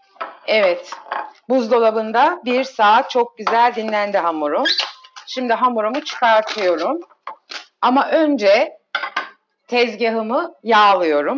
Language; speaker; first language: Turkish; native; Turkish